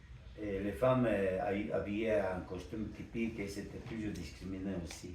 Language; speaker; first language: French; non-native, fluent; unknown